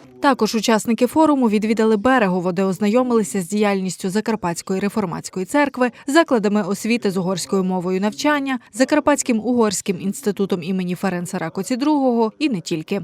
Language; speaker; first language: Ukrainian; native; Ukrainian